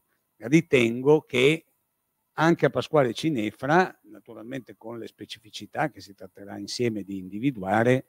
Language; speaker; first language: Italian; native; Italian